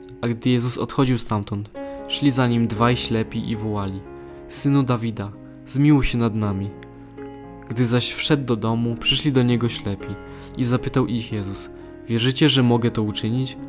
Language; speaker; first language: Polish; native; Polish